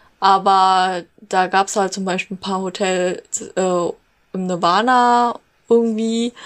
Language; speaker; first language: German; native; German